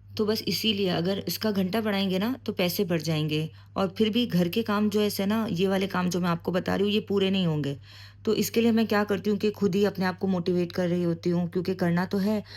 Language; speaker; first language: Urdu; native; Urdu